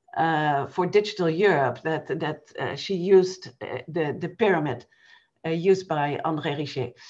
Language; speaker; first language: English; non-native, fluent; Dutch